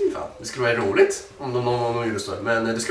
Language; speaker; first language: Swedish; native; Swedish